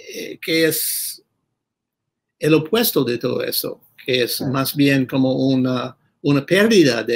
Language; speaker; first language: Spanish; non-native, fluent; English